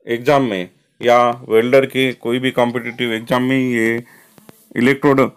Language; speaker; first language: Hindi; non-native, local second language; Marathi